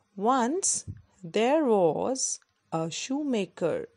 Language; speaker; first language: English; non-native, local second language; Punjabi